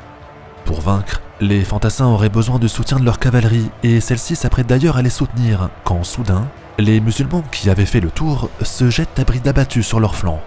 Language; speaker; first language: French; native; French